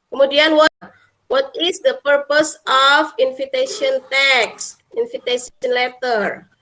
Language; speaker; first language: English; non-native, fluent; Indonesian